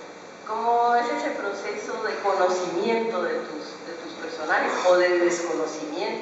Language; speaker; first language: Spanish; native; Spanish